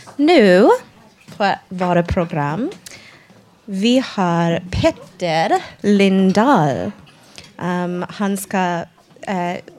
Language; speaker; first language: Swedish; non-native, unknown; English